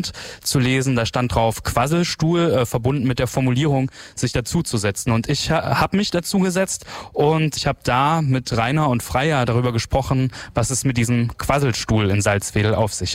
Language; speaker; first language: German; native; German